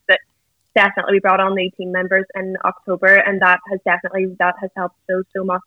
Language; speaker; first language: English; native; English